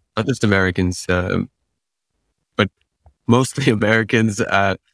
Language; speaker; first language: English; native; English